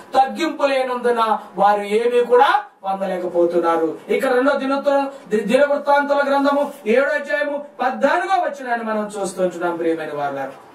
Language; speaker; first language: Telugu; non-native, local second language; Lambadi